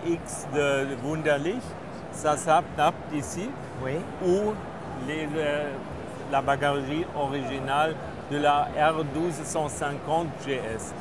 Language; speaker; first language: French; non-native, fluent; German